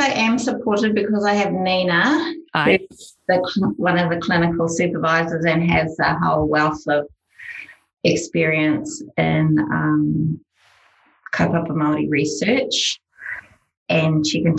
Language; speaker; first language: English; native; English